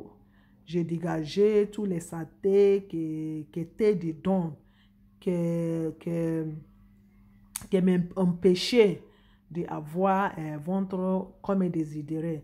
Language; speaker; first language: French; non-native, fluent; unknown